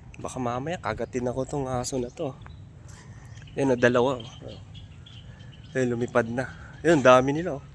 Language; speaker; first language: Filipino; native; Filipino